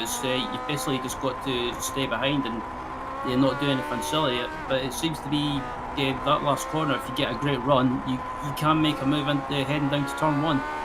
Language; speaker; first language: English; native; English